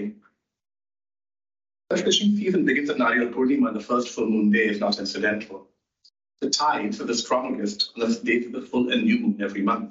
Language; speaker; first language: English; non-native, local second language; Hindi